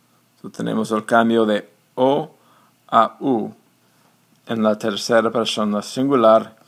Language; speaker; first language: Spanish; non-native, fluent; English